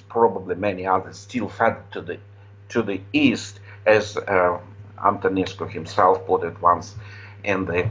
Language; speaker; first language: English; non-native, fluent; Romanian